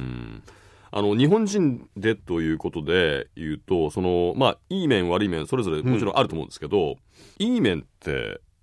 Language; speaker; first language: Japanese; native; Japanese